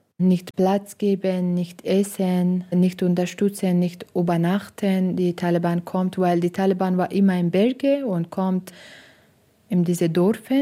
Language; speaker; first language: German; non-native, learner; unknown